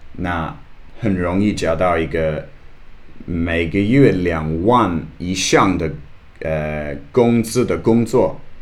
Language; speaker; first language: Chinese; non-native, learner; English